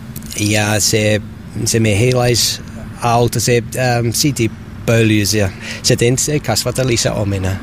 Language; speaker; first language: Finnish; non-native, learner; English